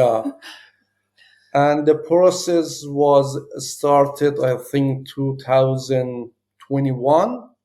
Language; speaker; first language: English; non-native, learner; Persian